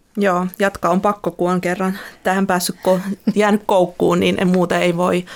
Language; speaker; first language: Finnish; early bilingual, other home language; Russian